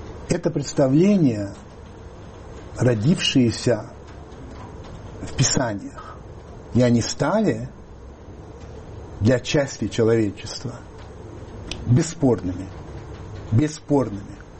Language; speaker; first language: Russian; non-native, fluent; French